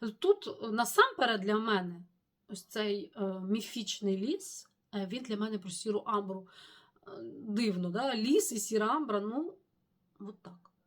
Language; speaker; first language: Ukrainian; non-native, local second language; Russian